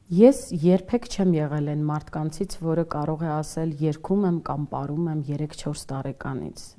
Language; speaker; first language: Armenian; native; Armenian